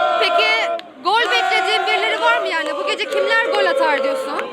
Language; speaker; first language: Turkish; native; Turkish